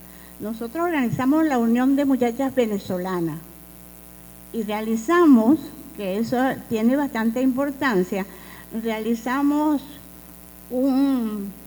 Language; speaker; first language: Spanish; native; Spanish